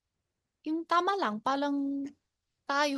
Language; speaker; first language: Filipino; non-native, learner; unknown